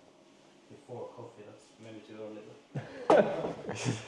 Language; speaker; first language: English; non-native, fluent; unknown